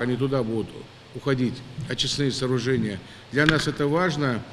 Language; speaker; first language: Russian; non-native, local second language; Ingush